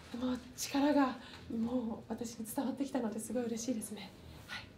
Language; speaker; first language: Japanese; native; Japanese